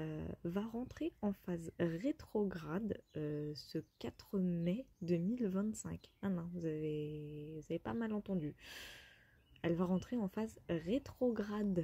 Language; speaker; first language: French; native; French